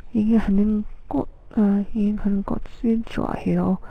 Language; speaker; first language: Korean; non-native, learner; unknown